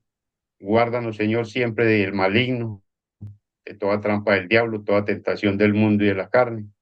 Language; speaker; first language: Spanish; native; Spanish